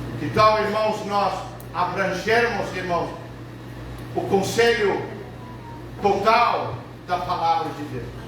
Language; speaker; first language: Portuguese; early bilingual, other home language; English